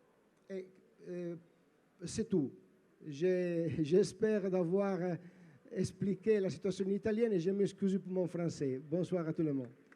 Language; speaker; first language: French; non-native, learner; Italian